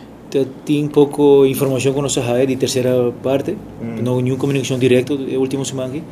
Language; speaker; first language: Italian; non-native, learner; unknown